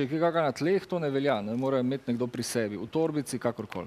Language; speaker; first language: Slovenian; native; Slovenian